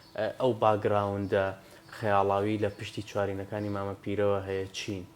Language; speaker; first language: Central Kurdish; native; Central Kurdish